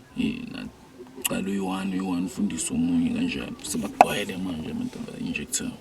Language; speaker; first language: Zulu; native; Zulu